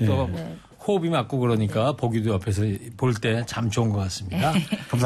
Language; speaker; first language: Korean; native; Korean